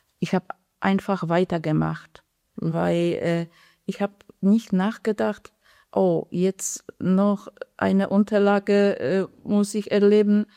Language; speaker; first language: German; non-native, fluent; Polish